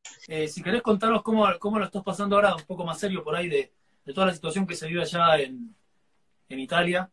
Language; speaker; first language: Spanish; native; Spanish